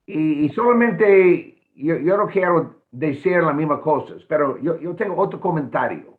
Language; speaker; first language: Spanish; non-native, fluent; English